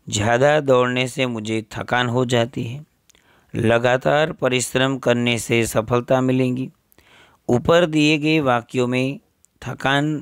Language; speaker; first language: Hindi; non-native, local second language; Gujarati